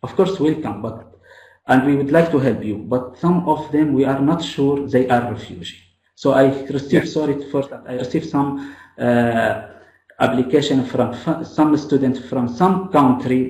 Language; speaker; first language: English; non-native, fluent; Arabic